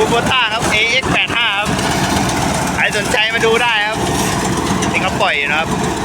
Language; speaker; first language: Thai; native; Thai